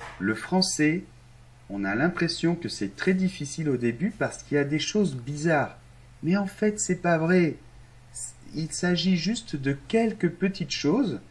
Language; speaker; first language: French; non-native, fluent; Arabic